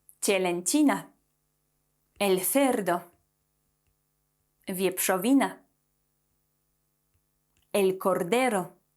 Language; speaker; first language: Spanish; non-native, fluent; Polish